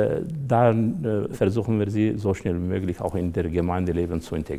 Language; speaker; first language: German; non-native, fluent; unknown